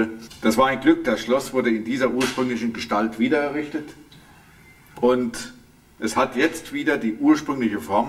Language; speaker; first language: German; native; German